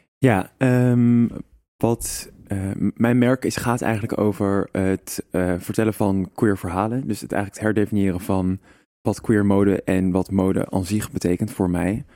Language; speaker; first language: Dutch; native; Dutch